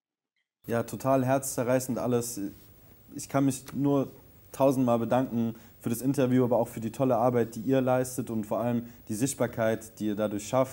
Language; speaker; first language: German; native; German